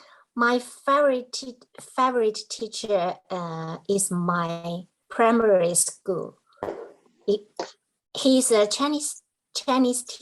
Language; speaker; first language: English; non-native, learner; Chinese